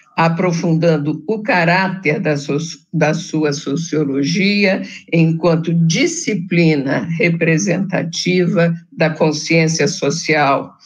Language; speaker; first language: Portuguese; native; Portuguese